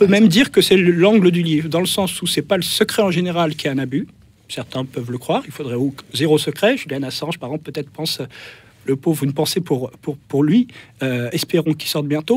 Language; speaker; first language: French; native; French